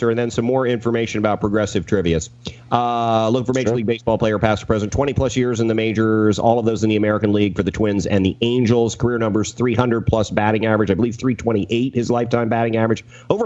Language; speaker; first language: English; native; English